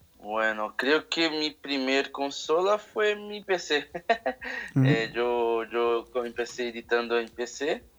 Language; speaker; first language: Spanish; non-native, learner; Portuguese